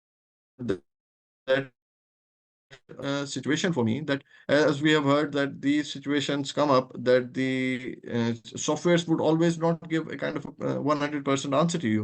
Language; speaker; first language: English; non-native, local second language; Urdu